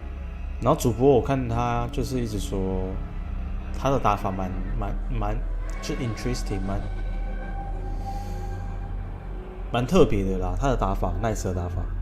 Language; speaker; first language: Chinese; native; Chinese